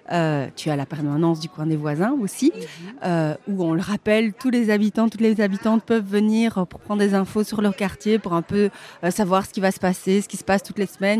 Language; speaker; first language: French; native; French